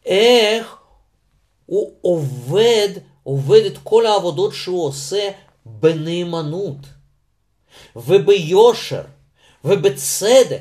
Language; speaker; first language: Hebrew; non-native, fluent; Russian